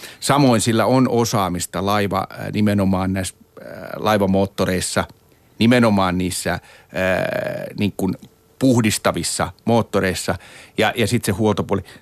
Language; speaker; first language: Finnish; native; Finnish